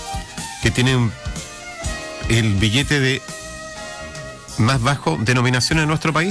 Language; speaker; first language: Spanish; native; Spanish